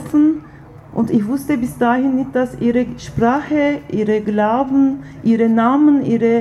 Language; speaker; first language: German; non-native, fluent; Turkish